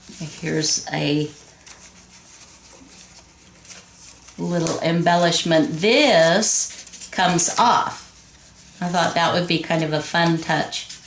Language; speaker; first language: English; native; English